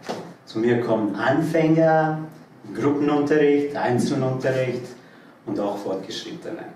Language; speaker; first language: German; non-native, fluent; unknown